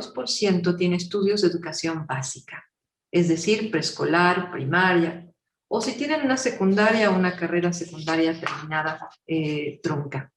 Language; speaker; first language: Spanish; native; Spanish